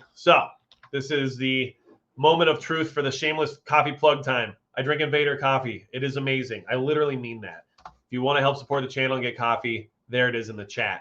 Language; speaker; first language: English; native; English